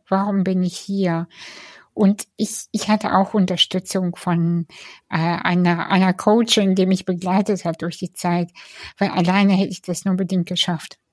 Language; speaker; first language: German; early bilingual, other home language; Russian